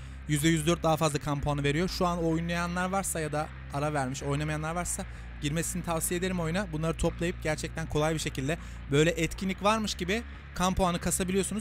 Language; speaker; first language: Turkish; native; Turkish